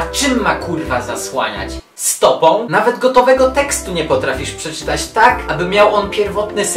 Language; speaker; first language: Polish; native; Polish